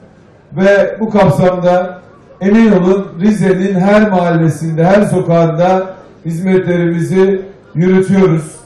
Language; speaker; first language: Turkish; native; Turkish